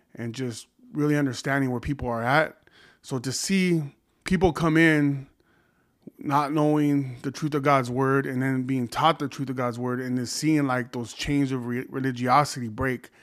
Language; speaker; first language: English; native; English